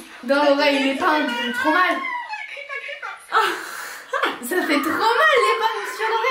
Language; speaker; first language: French; native; French